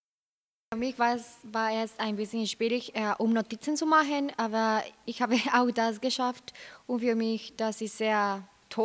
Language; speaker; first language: German; non-native, learner; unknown